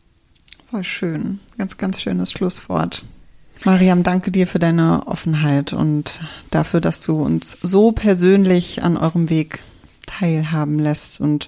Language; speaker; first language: German; native; German